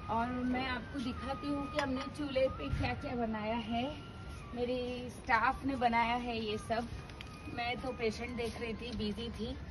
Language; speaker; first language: Hindi; non-native, local second language; Marathi